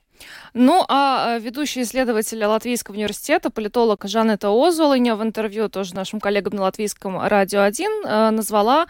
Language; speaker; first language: Russian; native; Russian